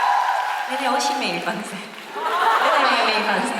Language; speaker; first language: Cantonese; early bilingual, heritage; Cantonese